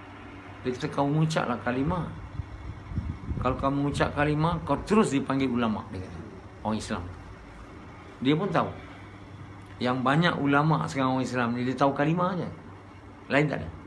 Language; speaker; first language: Malay; native; Malay